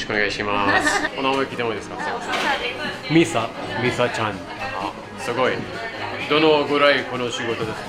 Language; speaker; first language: Japanese; non-native, learner; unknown